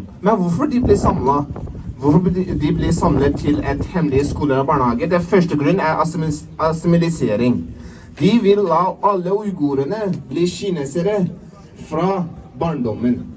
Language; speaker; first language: Norwegian; non-native, fluent; Uyghur